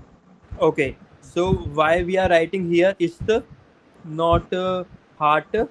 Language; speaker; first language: English; non-native, local second language; Hindi